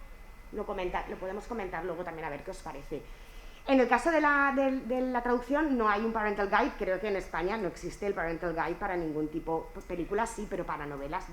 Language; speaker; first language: Spanish; native; Spanish